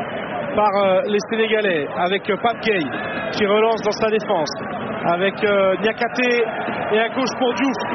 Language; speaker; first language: French; native; French